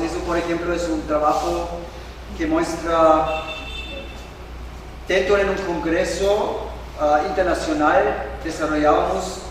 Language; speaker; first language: Spanish; non-native, fluent; German